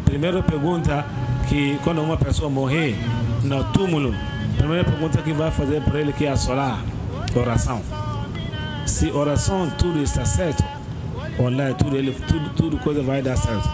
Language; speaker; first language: Portuguese; non-native, learner; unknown